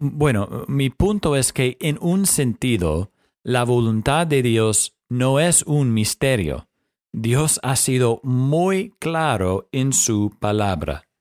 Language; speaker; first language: Spanish; non-native, fluent; English